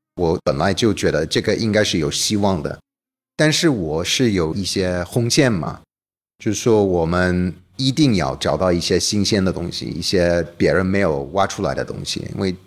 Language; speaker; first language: Chinese; non-native, fluent; English